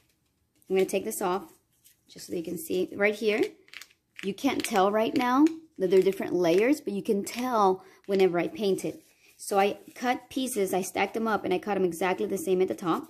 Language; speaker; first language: English; native; English